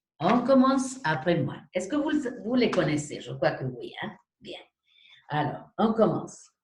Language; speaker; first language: French; non-native, fluent; Spanish